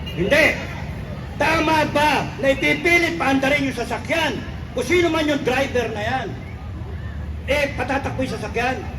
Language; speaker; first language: Filipino; non-native, local second language; Cebuano